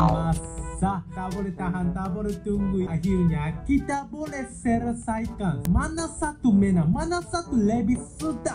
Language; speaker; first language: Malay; non-native, learner; Japanese